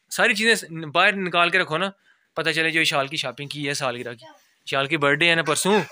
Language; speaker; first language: Urdu; non-native, local second language; Punjabi